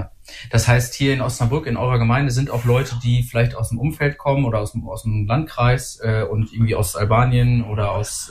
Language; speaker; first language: German; native; German